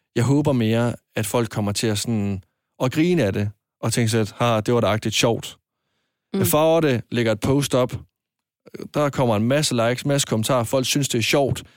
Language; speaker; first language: Danish; native; Danish